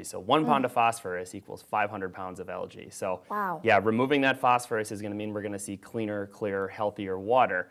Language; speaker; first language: English; native; English